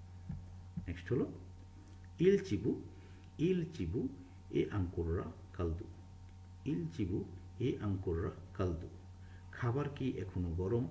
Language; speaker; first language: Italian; non-native, fluent; Bangla